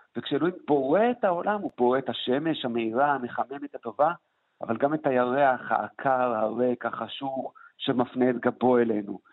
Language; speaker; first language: Hebrew; native; Hebrew